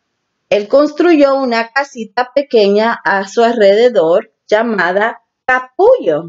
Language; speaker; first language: Spanish; early bilingual, heritage; Spanish